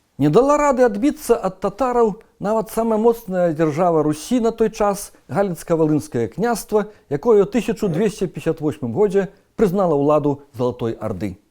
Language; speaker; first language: Belarusian; native; Belarusian